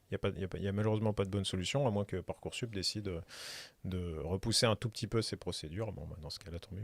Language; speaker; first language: French; native; French